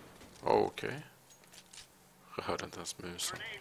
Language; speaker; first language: Swedish; native; Swedish